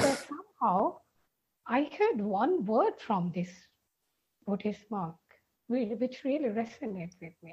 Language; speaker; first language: English; non-native, local second language; Sinhala